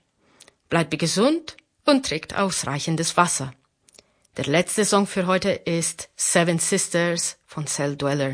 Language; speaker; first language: German; non-native, fluent; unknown